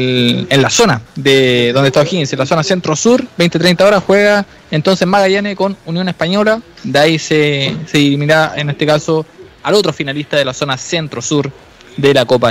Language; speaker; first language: Spanish; native; Spanish